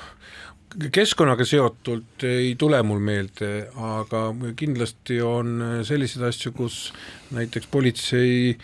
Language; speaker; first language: Estonian; native; Estonian